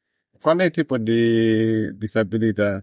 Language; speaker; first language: Italian; non-native, learner; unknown